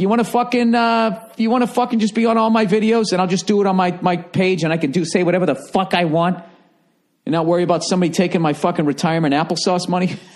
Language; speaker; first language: English; native; English